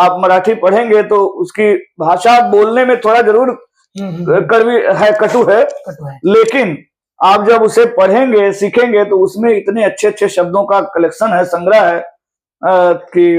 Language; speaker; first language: Hindi; native; Hindi